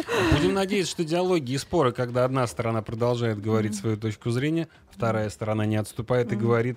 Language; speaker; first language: Russian; native; Russian